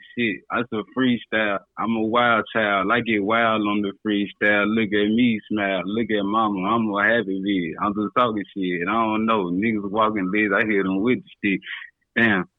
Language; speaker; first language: English; native; English